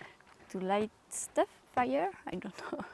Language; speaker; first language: English; non-native, fluent; French